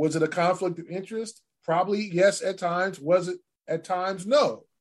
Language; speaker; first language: English; native; English